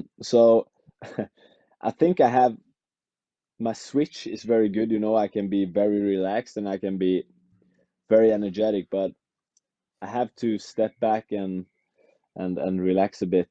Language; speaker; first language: English; non-native, fluent; Norwegian